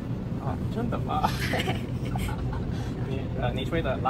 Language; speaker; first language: Chinese; non-native, learner; English